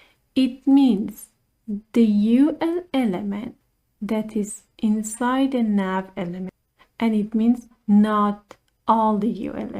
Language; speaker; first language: English; non-native, fluent; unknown